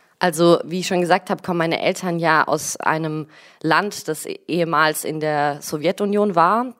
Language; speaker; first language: German; early bilingual, other home language; Russian